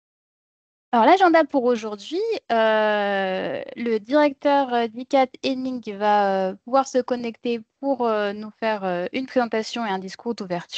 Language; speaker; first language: French; native; French